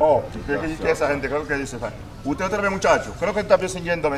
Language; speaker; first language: Spanish; native; Spanish